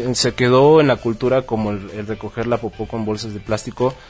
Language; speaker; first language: Spanish; native; Spanish